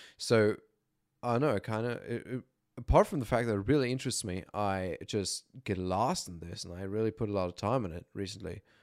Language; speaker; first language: English; non-native, fluent; German